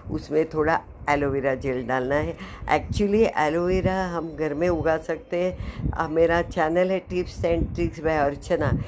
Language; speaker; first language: Hindi; non-native, local second language; Marathi